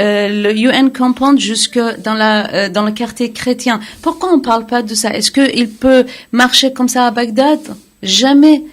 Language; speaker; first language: French; non-native, fluent; Kurdish